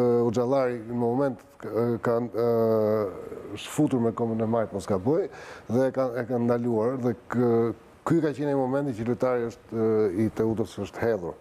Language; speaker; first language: Albanian; native; Albanian